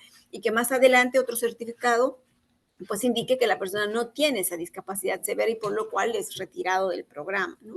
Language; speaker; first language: Spanish; native; Spanish